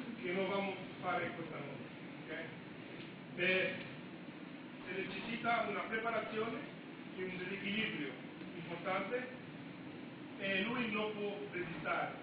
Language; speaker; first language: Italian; non-native, learner; Romanian